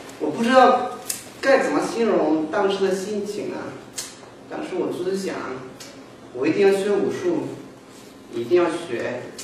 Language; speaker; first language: Chinese; non-native, fluent; Spanish